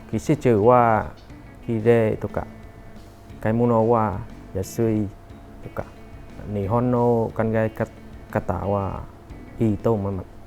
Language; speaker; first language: Japanese; non-native, learner; Vietnamese